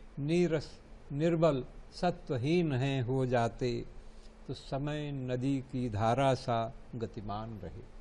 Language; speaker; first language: Hindi; native; Hindi